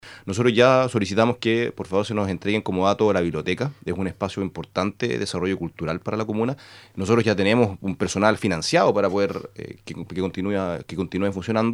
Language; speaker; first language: Spanish; native; Spanish